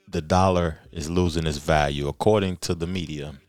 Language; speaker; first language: English; native; English